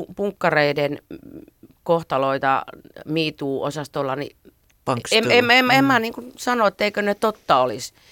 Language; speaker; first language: Finnish; native; Finnish